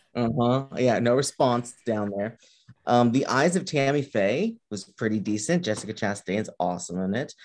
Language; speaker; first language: English; early bilingual, other home language; Spanish